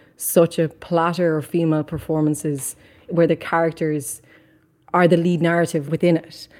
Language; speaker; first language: English; native; English